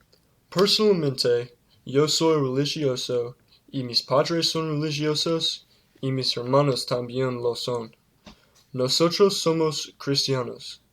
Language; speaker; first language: Spanish; non-native, learner; English